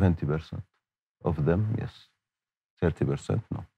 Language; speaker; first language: English; non-native, learner; Arabic